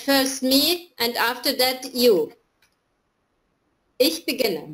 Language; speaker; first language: English; non-native, fluent; German